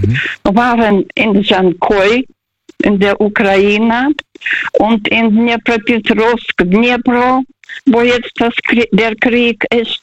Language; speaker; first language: German; non-native, fluent; Russian